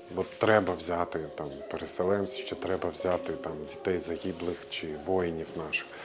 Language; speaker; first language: Ukrainian; non-native, fluent; Latvian